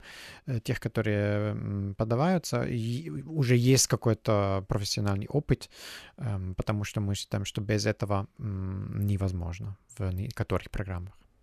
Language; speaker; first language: Russian; non-native, fluent; German